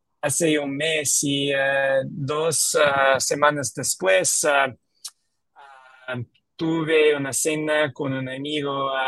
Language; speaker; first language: Spanish; non-native, learner; English